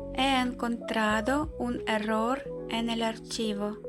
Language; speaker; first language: Spanish; non-native, fluent; Ukrainian